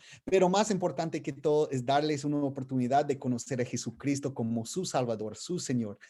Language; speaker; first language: Spanish; non-native, fluent; English